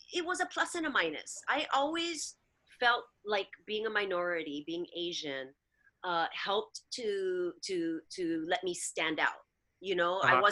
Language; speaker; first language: English; early bilingual, other home language; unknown